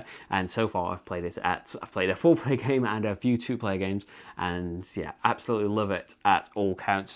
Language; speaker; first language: English; native; English